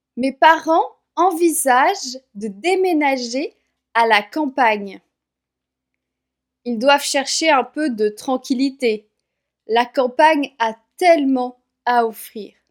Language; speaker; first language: French; native; French